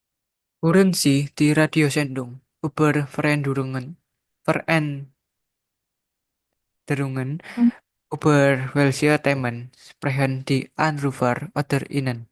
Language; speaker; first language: German; non-native, learner; Indonesian